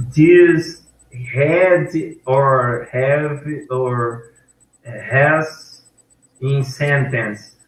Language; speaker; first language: English; non-native, learner; Portuguese